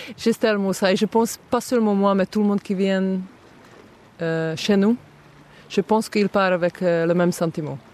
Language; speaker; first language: French; non-native, fluent; Hungarian